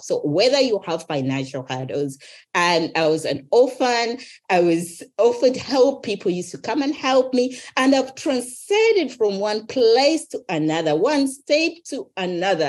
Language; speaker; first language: English; non-native, local second language; Ganda